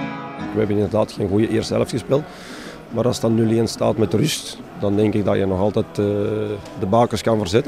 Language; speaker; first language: Dutch; native; Dutch